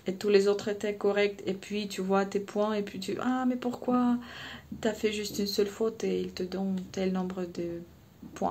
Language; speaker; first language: French; non-native, fluent; Russian